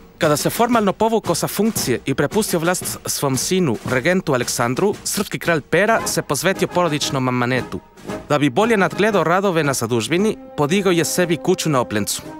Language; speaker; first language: Croatian; non-native, fluent; Spanish